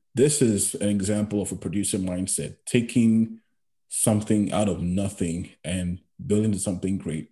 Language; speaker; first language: English; non-native, local second language; Yoruba